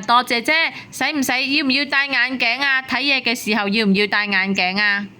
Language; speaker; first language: Cantonese; native; Cantonese